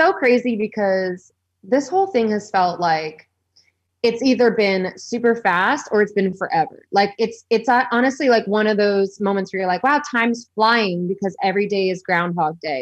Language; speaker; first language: English; native; English